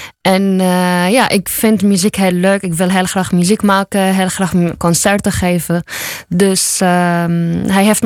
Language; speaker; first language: Dutch; non-native, fluent; Arabic